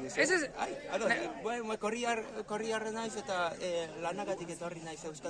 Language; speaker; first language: Basque; non-native, fluent; Korean